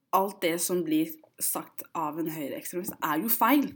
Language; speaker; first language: Norwegian; early bilingual, other home language; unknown